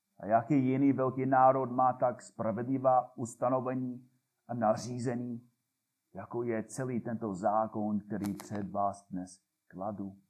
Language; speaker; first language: Czech; non-native, fluent; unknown